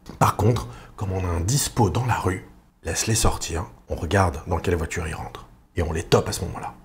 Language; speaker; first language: French; native; French